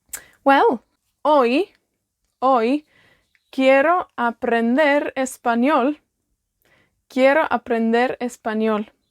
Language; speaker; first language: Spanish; non-native, fluent; Welsh